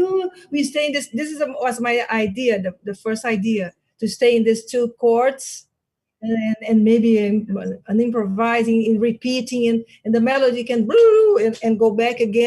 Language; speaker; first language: English; non-native, learner; Portuguese